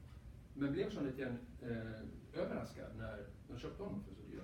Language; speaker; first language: Swedish; native; Swedish